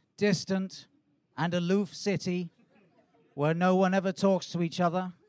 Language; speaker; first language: English; native; English